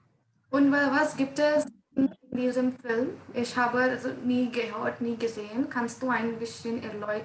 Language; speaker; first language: German; non-native, learner; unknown